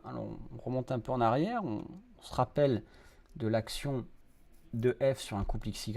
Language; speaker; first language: French; native; French